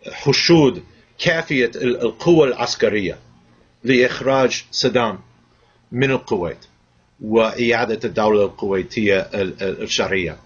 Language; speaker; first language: Arabic; non-native, fluent; English